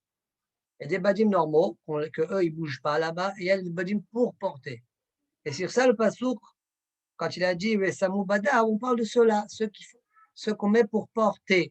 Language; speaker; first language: French; native; French